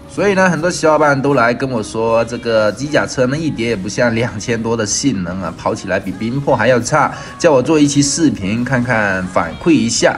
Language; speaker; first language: Chinese; native; Chinese